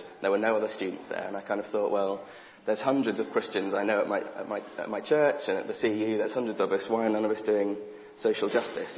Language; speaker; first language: English; native; English